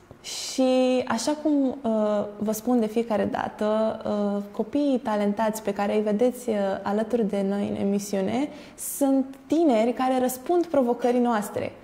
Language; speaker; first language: Romanian; native; Romanian